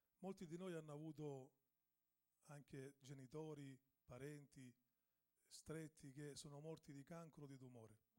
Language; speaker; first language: Italian; native; Italian